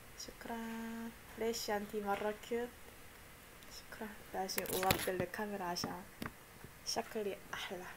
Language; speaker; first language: Arabic; non-native, fluent; Korean